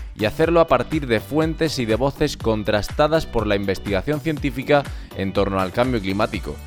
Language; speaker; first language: Spanish; native; Spanish